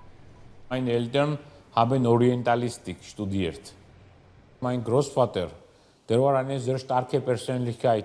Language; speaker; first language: German; non-native, fluent; Georgian